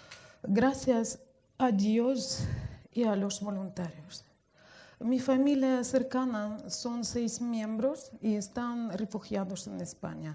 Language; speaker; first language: Spanish; non-native, fluent; Russian